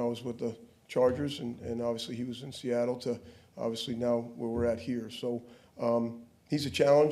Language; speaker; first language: English; native; English